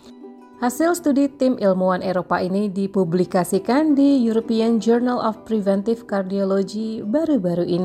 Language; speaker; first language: Indonesian; native; Indonesian